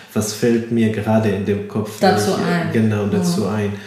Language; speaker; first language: German; non-native, fluent; Arabic